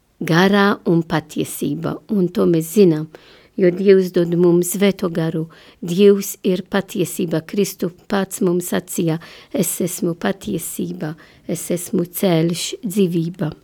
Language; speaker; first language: Latvian; non-native, learner; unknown